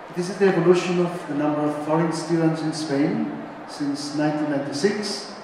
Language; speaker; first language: English; non-native, fluent; Spanish